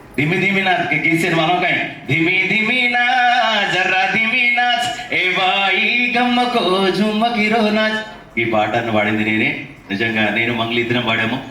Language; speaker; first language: Telugu; non-native, local second language; Lambadi